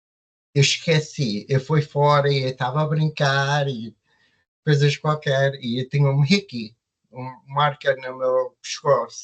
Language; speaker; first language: Portuguese; early bilingual, heritage; Portuguese